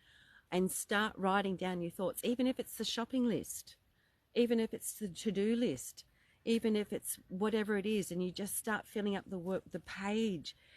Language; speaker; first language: English; native; English